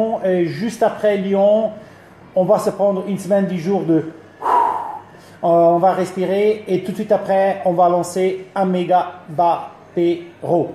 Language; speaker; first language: French; early bilingual, other home language; Italian